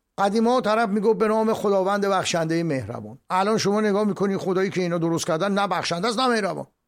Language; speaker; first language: Persian; native; Persian